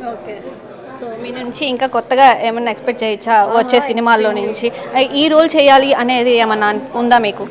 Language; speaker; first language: Telugu; native; Telugu